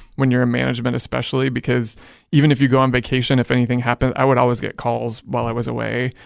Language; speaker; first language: English; native; English